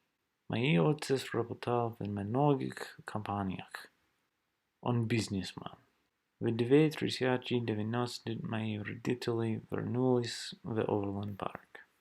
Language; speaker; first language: Russian; non-native, learner; English